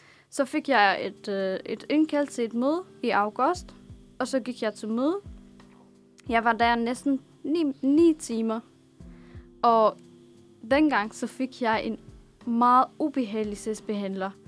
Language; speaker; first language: Danish; non-native, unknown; Arabic